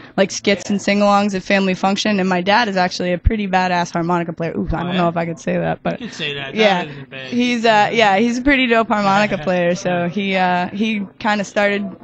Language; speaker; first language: English; native; English